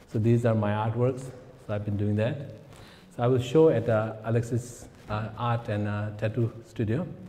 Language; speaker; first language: English; non-native, fluent; Tibetan